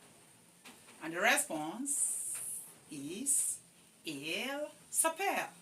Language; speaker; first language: French; non-native, learner; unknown